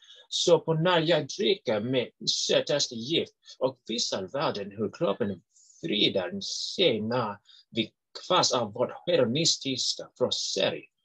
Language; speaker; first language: Swedish; non-native, learner; English